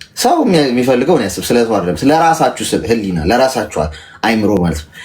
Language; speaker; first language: Amharic; native; Amharic